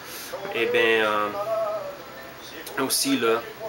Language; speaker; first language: French; non-native, learner; English